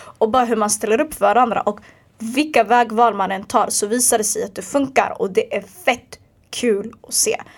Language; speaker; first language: Swedish; early bilingual, other home language; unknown